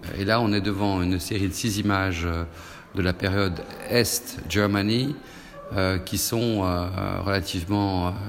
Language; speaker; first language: French; native; French